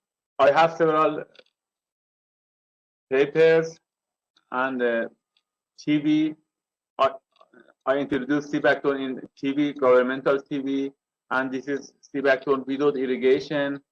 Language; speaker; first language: English; non-native, learner; Persian